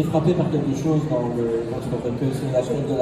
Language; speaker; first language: French; native; French